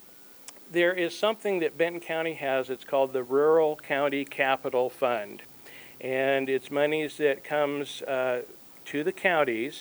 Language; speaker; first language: English; native; English